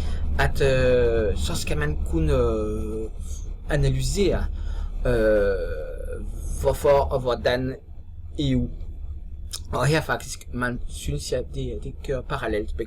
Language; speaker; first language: Danish; non-native, fluent; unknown